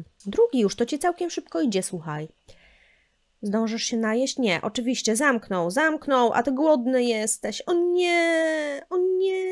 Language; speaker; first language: Polish; native; Polish